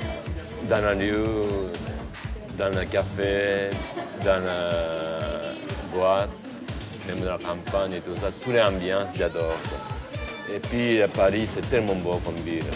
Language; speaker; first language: French; non-native, fluent; Japanese